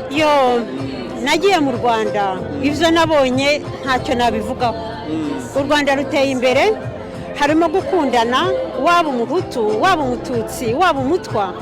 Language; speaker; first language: Kinyarwanda; early bilingual, heritage; Kinyarwanda